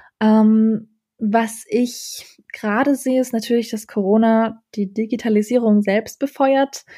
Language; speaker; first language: German; early bilingual, other home language; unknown